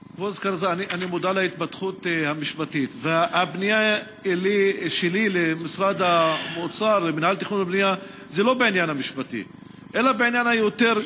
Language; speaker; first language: Hebrew; non-native, local second language; Arabic